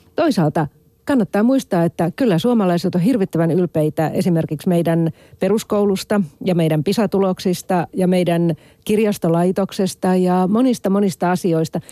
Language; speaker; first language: Finnish; native; Finnish